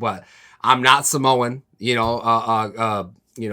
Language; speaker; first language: English; native; English